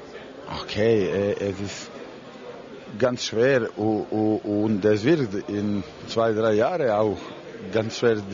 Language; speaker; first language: German; non-native, learner; Croatian